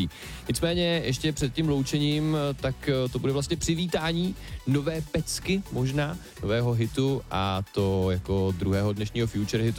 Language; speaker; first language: Czech; native; Czech